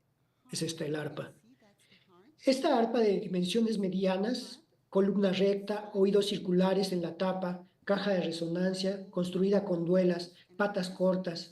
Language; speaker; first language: Spanish; native; Spanish